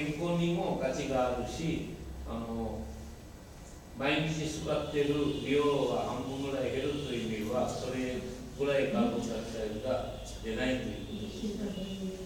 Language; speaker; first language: Japanese; non-native, learner; Bangla